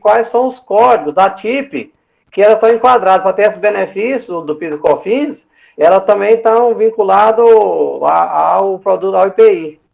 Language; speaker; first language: Portuguese; native; Portuguese